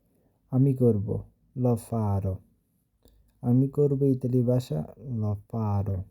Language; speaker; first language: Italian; non-native, fluent; Bangla